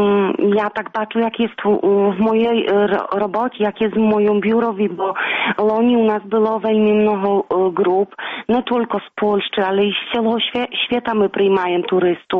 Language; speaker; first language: Polish; non-native, local second language; Belarusian